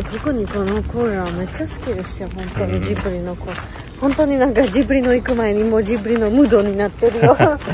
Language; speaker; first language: Japanese; non-native, fluent; Georgian